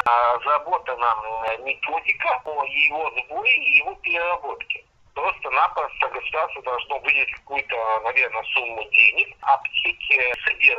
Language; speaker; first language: Russian; native; Russian